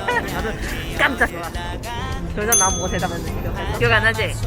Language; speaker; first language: Korean; non-native, learner; Cantonese